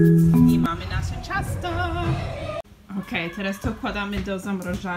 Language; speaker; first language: Polish; non-native, learner; English